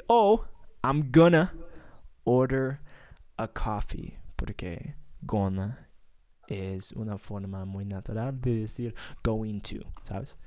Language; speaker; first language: Spanish; non-native, fluent; English